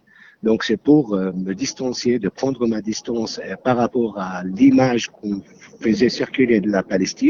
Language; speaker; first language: French; non-native, fluent; Arabic